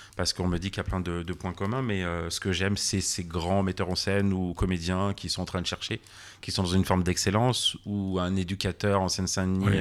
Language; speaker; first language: French; native; French